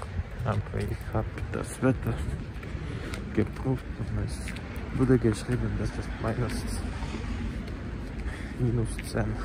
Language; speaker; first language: German; non-native, learner; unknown